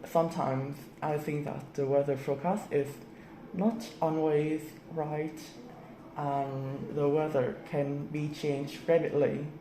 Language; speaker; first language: English; non-native, learner; Vietnamese